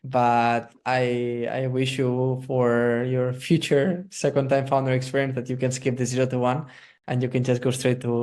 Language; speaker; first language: English; non-native, fluent; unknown